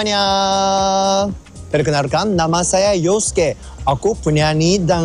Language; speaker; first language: Indonesian; non-native, fluent; Japanese